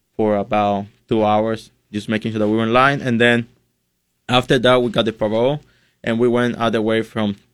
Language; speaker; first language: English; non-native, fluent; Spanish